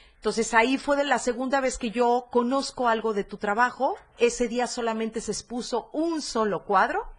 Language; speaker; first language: Spanish; native; Spanish